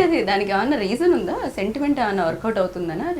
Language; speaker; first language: Telugu; native; Telugu